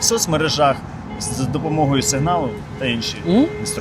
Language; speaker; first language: Ukrainian; native; Ukrainian